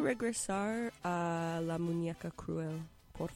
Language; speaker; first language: Spanish; non-native, learner; English